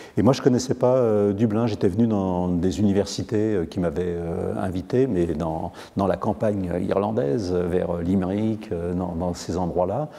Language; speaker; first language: French; native; French